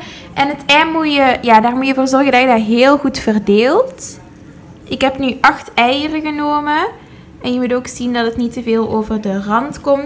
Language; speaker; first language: Dutch; native; Dutch